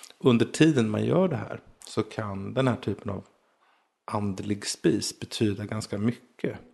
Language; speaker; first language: Swedish; native; Swedish